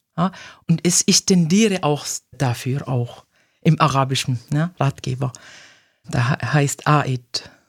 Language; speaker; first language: German; non-native, fluent; Arabic